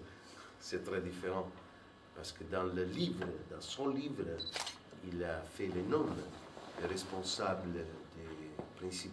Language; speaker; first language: French; non-native, fluent; Italian